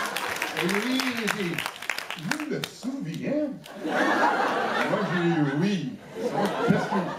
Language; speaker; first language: French; non-native, learner; English